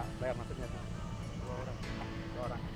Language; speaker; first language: Indonesian; native; Indonesian